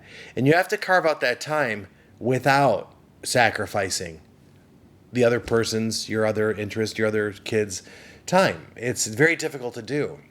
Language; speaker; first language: English; native; English